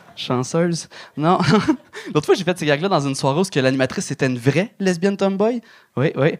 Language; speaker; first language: French; native; French